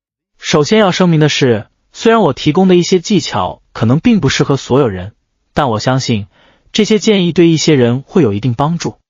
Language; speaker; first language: Chinese; native; Chinese